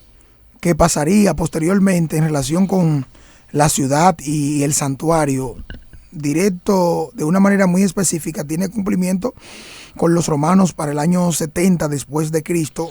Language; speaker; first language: Spanish; native; Spanish